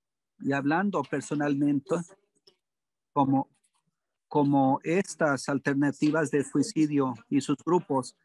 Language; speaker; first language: Spanish; early bilingual, heritage; English